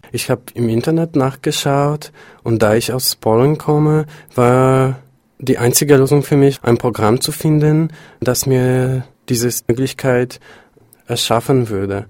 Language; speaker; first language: German; non-native, fluent; Polish